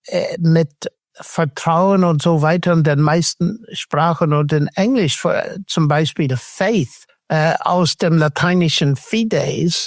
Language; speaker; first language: German; non-native, fluent; English